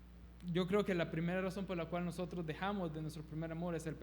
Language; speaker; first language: Spanish; native; Spanish